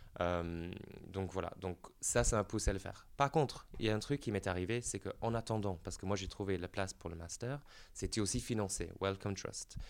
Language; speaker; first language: French; non-native, fluent; English